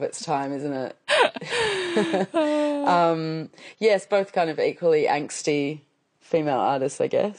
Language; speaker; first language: English; native; English